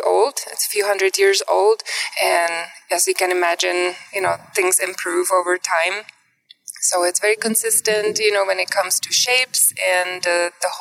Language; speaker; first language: English; non-native, fluent; Czech